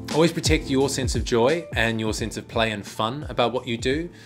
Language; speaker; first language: English; native; English